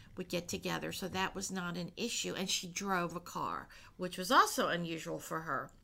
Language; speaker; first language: English; native; English